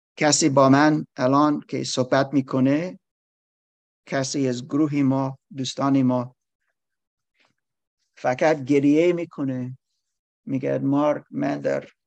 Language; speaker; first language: Persian; non-native, learner; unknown